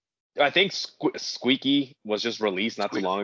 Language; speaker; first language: English; native; English